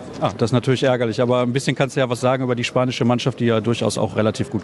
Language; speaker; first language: German; native; German